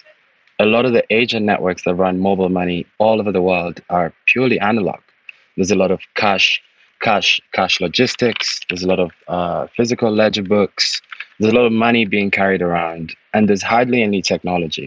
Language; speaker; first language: English; non-native, local second language; Ganda